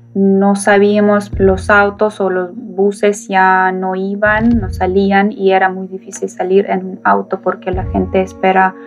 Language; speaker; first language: Spanish; non-native, fluent; Ukrainian